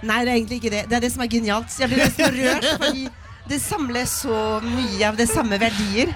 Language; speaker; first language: Norwegian; non-native, fluent; French